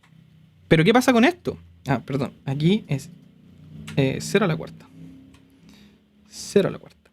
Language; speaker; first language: Spanish; native; Spanish